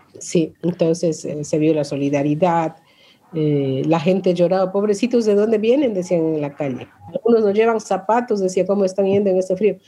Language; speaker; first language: Spanish; non-native, local second language; Quechua